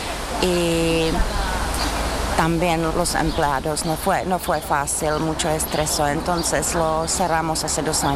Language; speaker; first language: Spanish; non-native, fluent; Czech